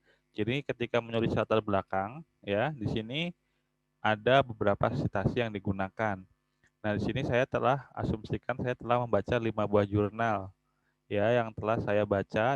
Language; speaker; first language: Indonesian; native; Indonesian